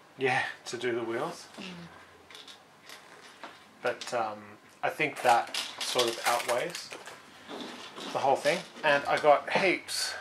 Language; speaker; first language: English; native; English